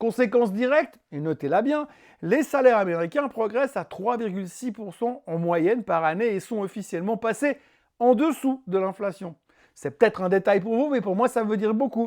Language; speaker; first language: French; native; French